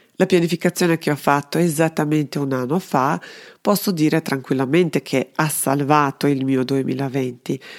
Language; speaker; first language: Italian; non-native, fluent; Serbian